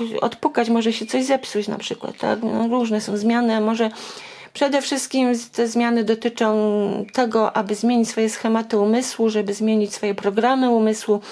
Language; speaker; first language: Polish; native; Polish